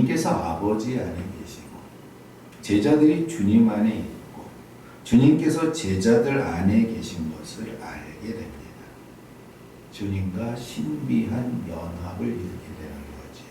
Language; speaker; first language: Korean; native; Korean